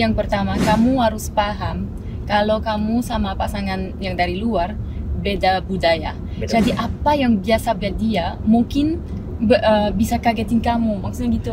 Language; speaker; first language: Indonesian; non-native, fluent; French